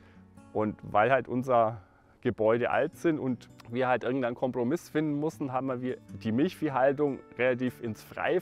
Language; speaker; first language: German; native; German